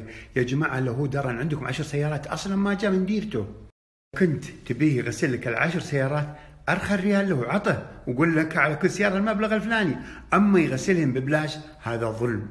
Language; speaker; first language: Arabic; native; Arabic